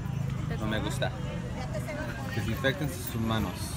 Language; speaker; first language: Spanish; native; Spanish